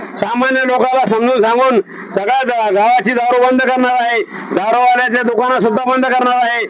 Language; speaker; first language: Marathi; native; Marathi